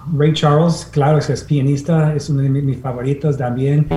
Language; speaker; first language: Spanish; non-native, fluent; English